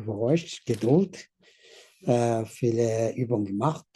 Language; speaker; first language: German; non-native, learner; Tibetan